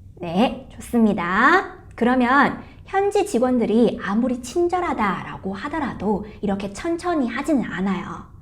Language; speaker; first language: Korean; non-native, fluent; Chinese